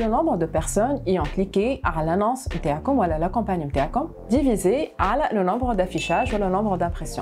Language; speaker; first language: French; non-native, local second language; Arabic